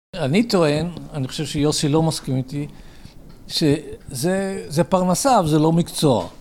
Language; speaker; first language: Hebrew; early bilingual, other home language; English